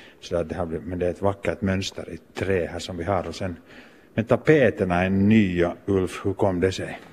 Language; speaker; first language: Swedish; native; Swedish